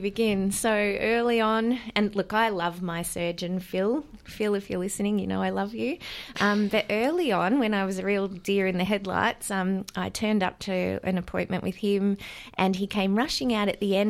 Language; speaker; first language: English; native; English